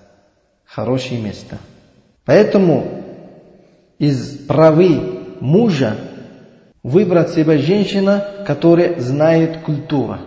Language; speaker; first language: Russian; non-native, learner; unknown